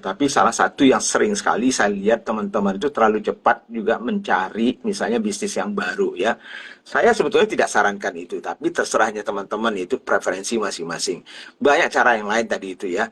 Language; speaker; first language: Indonesian; native; Indonesian